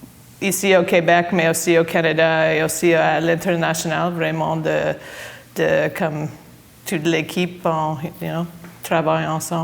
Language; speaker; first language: French; non-native, fluent; English